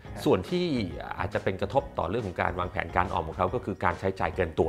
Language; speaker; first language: Thai; native; Thai